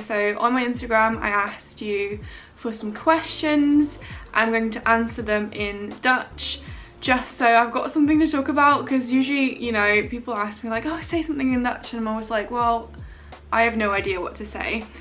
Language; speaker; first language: English; non-native, fluent; Dutch